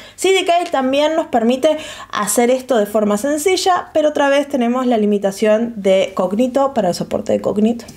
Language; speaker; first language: Spanish; native; Spanish